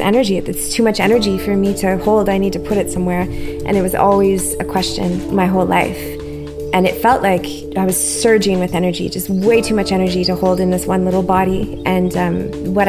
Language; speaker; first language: English; native; English